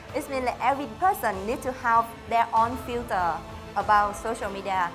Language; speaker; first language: English; non-native, learner; Vietnamese